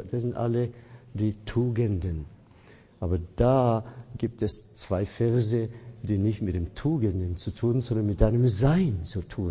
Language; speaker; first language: German; non-native, fluent; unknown